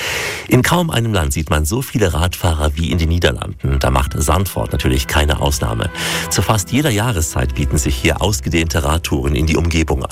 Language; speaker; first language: German; native; German